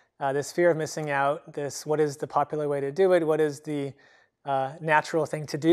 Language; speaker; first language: English; native; English